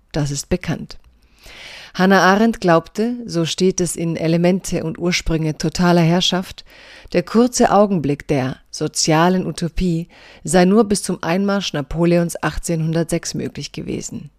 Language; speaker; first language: German; early bilingual, other home language; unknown